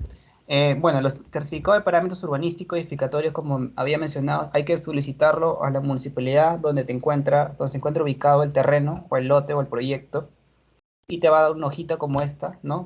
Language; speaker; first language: Spanish; native; Spanish